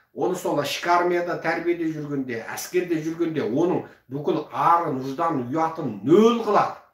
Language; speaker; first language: Kazakh; early bilingual, heritage; Kazakh